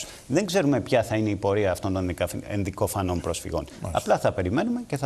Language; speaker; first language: Greek; native; Greek